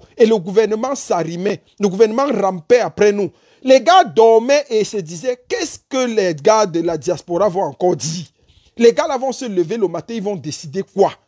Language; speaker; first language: French; native; French